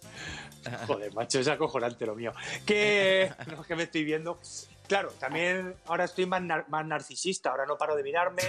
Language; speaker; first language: Spanish; native; Spanish